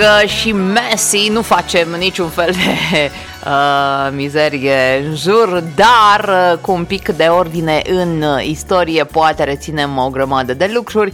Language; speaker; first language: Romanian; native; Romanian